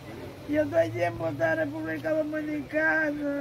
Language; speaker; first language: Spanish; early bilingual, other home language; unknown